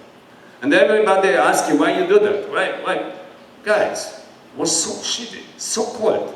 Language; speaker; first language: English; non-native, learner; Polish